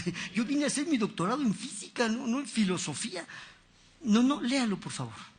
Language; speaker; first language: Spanish; native; Spanish